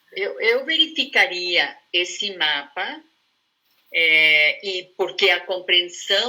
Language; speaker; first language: Portuguese; non-native, fluent; Spanish